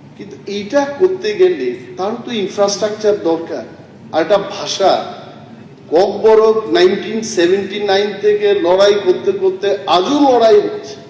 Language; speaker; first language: Bangla; non-native, local second language; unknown